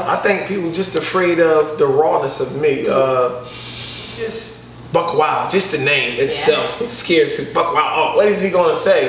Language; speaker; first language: English; native; English